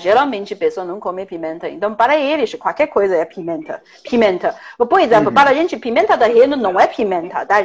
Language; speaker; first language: Portuguese; non-native, fluent; Chinese